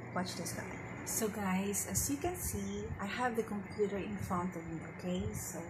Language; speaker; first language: English; non-native, local second language; Filipino